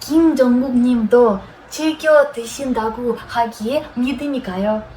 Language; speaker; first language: Korean; non-native, fluent; Ukrainian